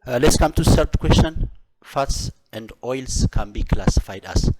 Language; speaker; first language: English; non-native, local second language; Amharic